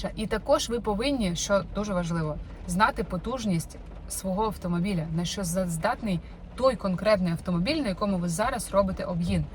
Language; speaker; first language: Ukrainian; non-native, local second language; Russian